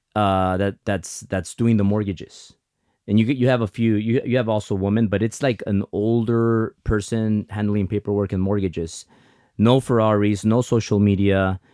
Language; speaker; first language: English; early bilingual, other home language; Spanish